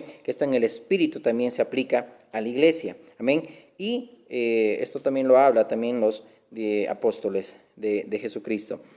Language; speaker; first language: Spanish; native; Spanish